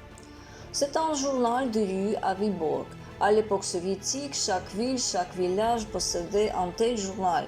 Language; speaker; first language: French; non-native, fluent; Russian